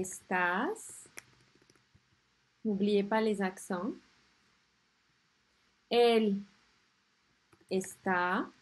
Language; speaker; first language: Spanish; non-native, fluent; French